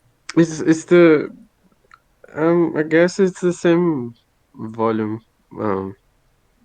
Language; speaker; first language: English; non-native, fluent; Portuguese